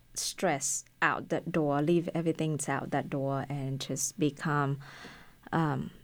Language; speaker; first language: English; non-native, fluent; Vietnamese